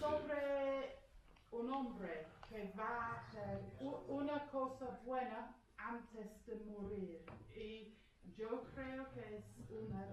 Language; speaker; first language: Spanish; non-native, fluent; English